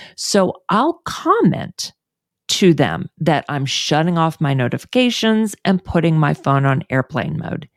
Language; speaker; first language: English; native; English